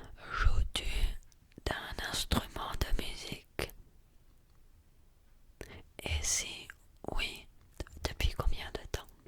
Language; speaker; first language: French; early bilingual, heritage; French